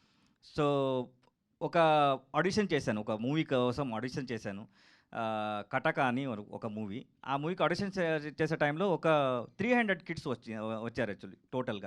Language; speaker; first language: Telugu; non-native, learner; Kannada